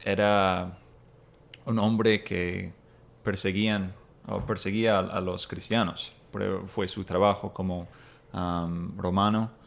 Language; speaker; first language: Spanish; non-native, fluent; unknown